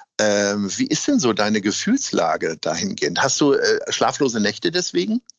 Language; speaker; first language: German; native; German